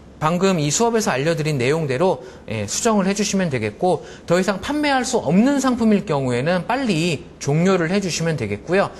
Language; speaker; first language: Korean; native; Korean